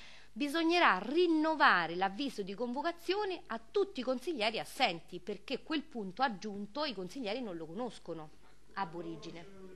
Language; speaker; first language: Italian; native; Italian